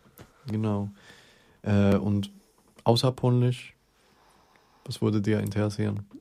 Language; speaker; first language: German; non-native, fluent; Spanish